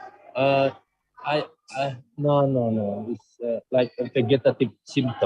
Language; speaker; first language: English; non-native, learner; Indonesian